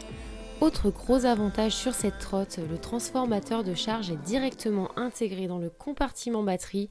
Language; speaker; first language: French; native; French